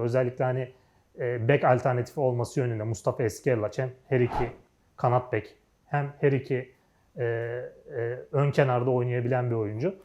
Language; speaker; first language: Turkish; native; Turkish